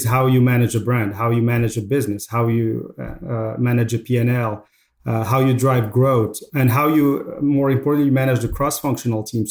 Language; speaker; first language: English; non-native, fluent; Arabic